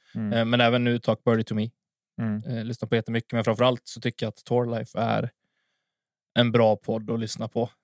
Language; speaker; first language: Swedish; native; Swedish